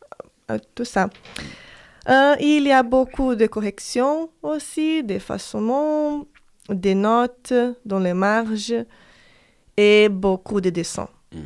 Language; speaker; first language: French; non-native, fluent; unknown